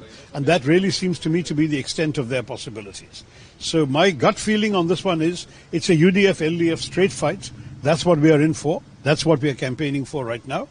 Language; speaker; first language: English; non-native, local second language; Malayalam